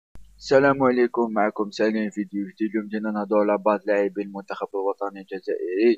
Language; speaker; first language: Arabic; native; Arabic